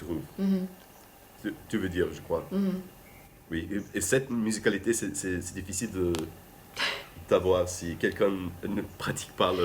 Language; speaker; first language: French; non-native, fluent; Portuguese